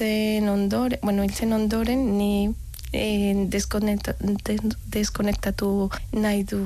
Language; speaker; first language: Basque; non-native, learner; Spanish